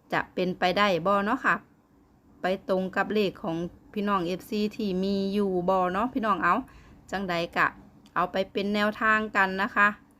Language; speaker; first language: Thai; native; Thai